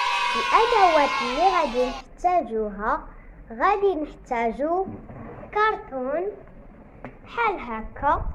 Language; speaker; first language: Arabic; native; Arabic